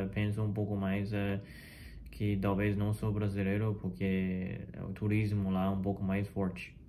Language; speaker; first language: Portuguese; non-native, fluent; Chinese